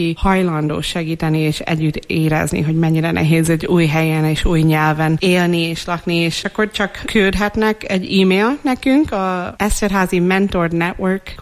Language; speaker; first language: Hungarian; non-native, fluent; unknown